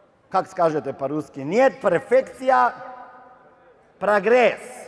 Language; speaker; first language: Russian; non-native, learner; Slovenian